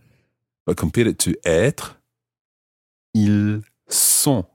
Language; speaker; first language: French; non-native, fluent; English